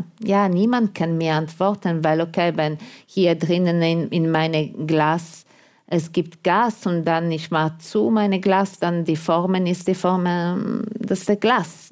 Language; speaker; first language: German; non-native, fluent; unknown